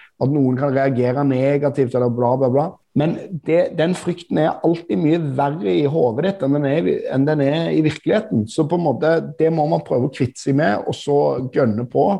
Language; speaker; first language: Norwegian; native; Norwegian